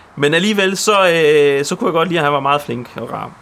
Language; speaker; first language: Danish; early bilingual, other home language; Polish